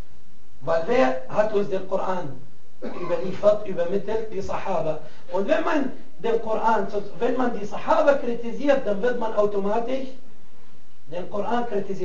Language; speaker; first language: German; non-native, fluent; Arabic